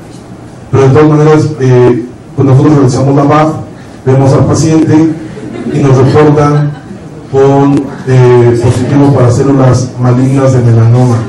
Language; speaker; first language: Spanish; native; Spanish